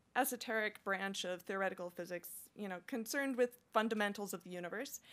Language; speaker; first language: English; native; English